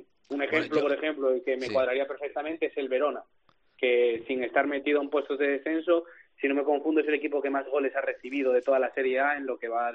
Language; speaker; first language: Spanish; native; Spanish